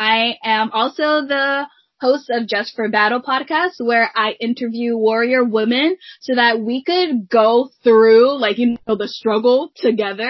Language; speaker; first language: English; native; English